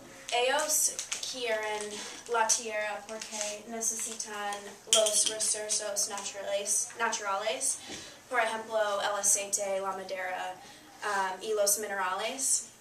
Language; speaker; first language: Spanish; non-native, learner; English